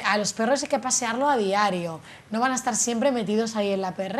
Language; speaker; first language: Spanish; native; Spanish